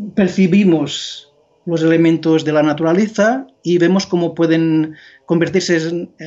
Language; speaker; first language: Spanish; non-native, local second language; Catalan